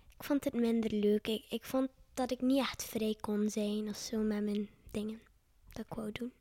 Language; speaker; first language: Dutch; native; Dutch